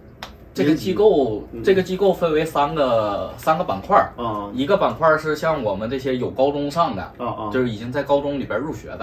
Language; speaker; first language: Chinese; native; Chinese